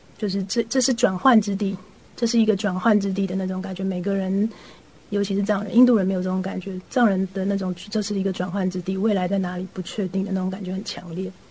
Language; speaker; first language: Chinese; native; Chinese